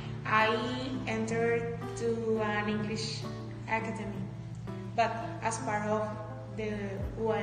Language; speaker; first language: English; non-native, fluent; Spanish